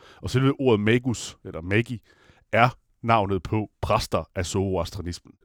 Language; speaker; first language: Danish; non-native, fluent; Italian